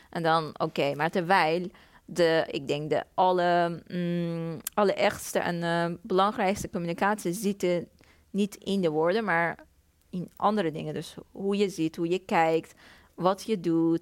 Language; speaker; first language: Dutch; non-native, fluent; Persian